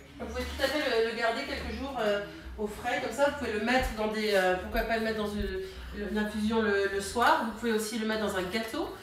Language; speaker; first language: French; early bilingual, heritage; French